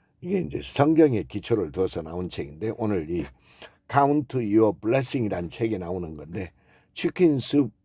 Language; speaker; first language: Korean; native; Korean